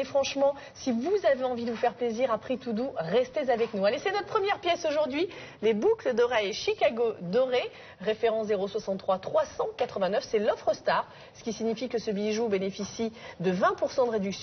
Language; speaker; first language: French; native; French